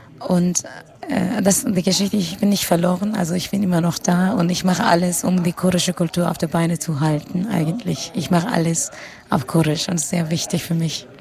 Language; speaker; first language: German; non-native, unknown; Kurdish